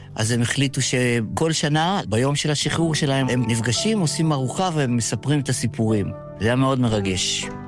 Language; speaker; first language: Hebrew; early bilingual, other home language; Yiddish